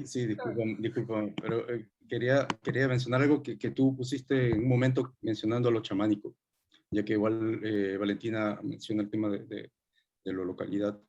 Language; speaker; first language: Spanish; native; Spanish